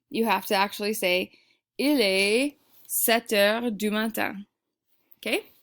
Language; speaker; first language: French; non-native, fluent; English